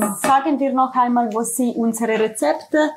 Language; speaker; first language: German; non-native, learner; Italian